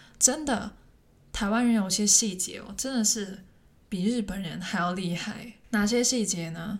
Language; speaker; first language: Chinese; non-native, local second language; Cantonese